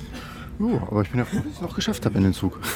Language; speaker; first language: German; native; German